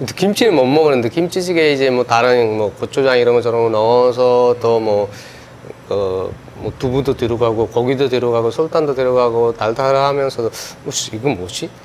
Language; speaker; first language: Korean; non-native, fluent; Sinhala